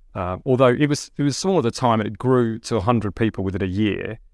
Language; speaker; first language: English; early bilingual, other home language; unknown